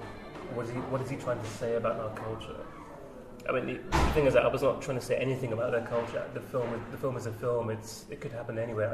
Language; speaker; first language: English; native; English